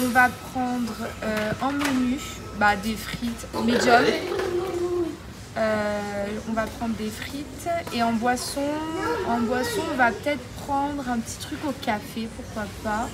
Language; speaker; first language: French; native; French